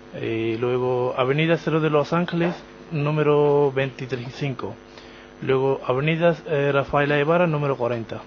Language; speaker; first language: Spanish; non-native, learner; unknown